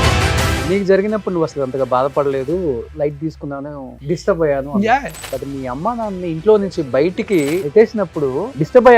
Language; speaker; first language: Telugu; native; Telugu